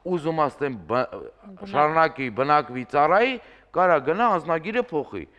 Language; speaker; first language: Armenian; native; Armenian